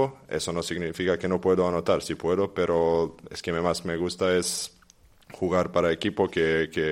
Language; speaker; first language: Spanish; non-native, fluent; Serbian